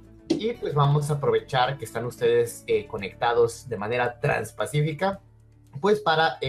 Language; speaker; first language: Spanish; native; Spanish